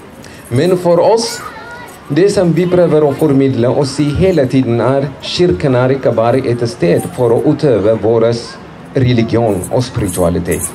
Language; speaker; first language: Norwegian; non-native, fluent; Amharic